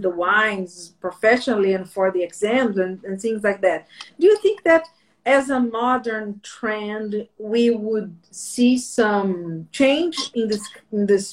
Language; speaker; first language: English; non-native, learner; Portuguese